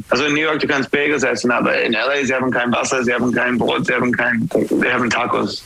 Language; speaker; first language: German; non-native, fluent; English